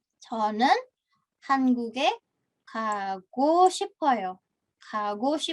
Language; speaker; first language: Korean; non-native, fluent; Indonesian